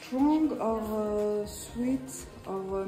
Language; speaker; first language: English; non-native, learner; French